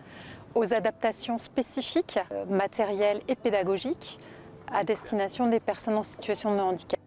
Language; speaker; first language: French; native; French